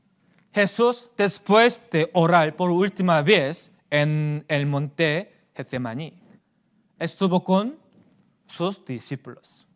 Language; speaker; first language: Spanish; non-native, fluent; Korean